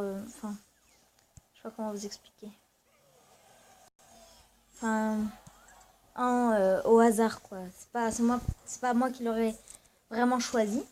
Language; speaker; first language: French; native; French